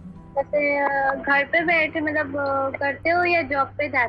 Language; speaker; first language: Hindi; non-native, local second language; Gujarati